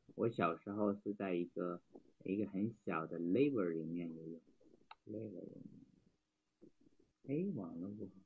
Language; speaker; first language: Chinese; native; Chinese